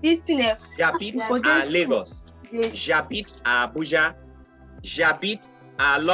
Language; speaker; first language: French; non-native, fluent; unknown